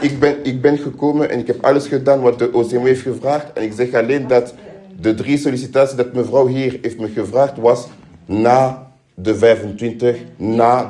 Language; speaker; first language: Dutch; non-native, fluent; French